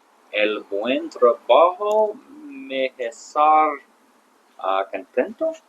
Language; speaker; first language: Spanish; non-native, learner; English